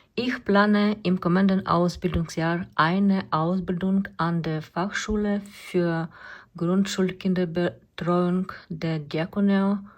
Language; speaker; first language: German; non-native, learner; Ukrainian